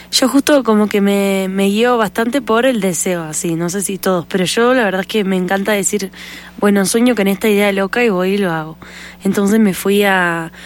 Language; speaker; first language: Spanish; native; Spanish